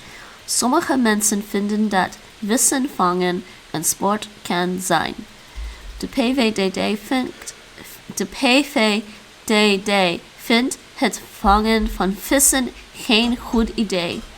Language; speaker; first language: Dutch; non-native, learner; English